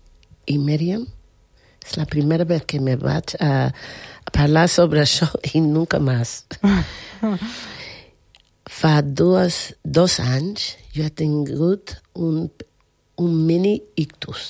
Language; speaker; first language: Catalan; non-native, learner; English